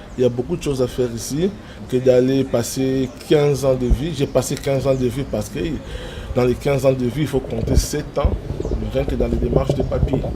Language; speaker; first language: French; non-native, local second language; Lingala